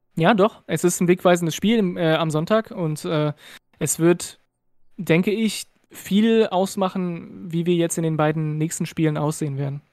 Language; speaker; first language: German; non-native, fluent; French